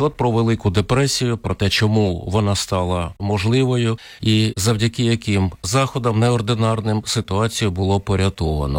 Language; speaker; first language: Ukrainian; native; Ukrainian